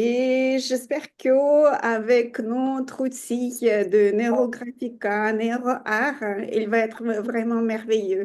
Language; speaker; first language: French; non-native, fluent; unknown